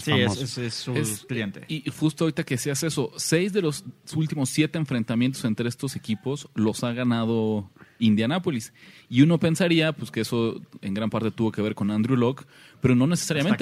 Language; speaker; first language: Spanish; native; Spanish